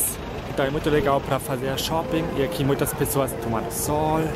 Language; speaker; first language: Portuguese; non-native, fluent; German